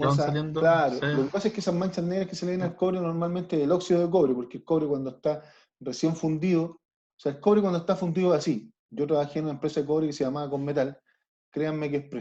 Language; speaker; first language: Spanish; native; Spanish